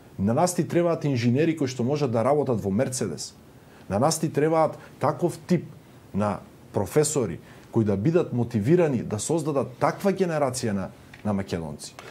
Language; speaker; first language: Macedonian; native; Macedonian